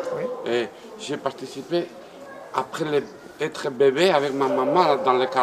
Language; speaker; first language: French; non-native, learner; Basque